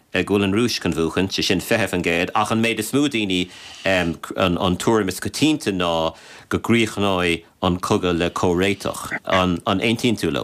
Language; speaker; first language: Irish; native; Irish